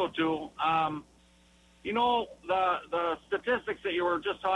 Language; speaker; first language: English; native; English